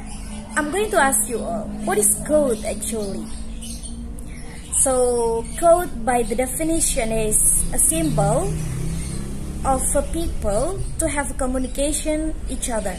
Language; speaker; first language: English; non-native, learner; Javanese